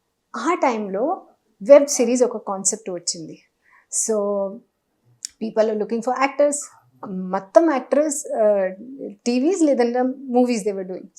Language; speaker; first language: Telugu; non-native, learner; Hindi